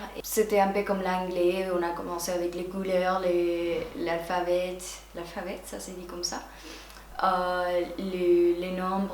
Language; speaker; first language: French; non-native, fluent; Spanish